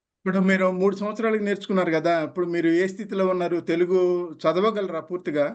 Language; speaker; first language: Telugu; native; Telugu